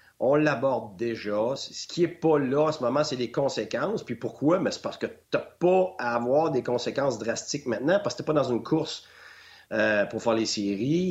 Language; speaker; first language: French; native; French